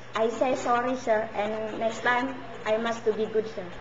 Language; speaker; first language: English; non-native, learner; Indonesian